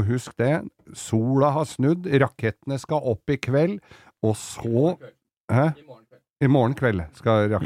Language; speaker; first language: Norwegian; native; Norwegian